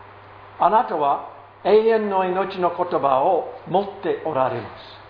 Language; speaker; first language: Japanese; non-native, fluent; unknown